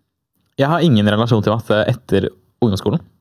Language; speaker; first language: Norwegian; native; Norwegian